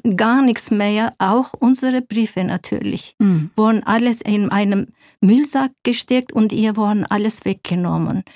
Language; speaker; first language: German; non-native, fluent; Kurdish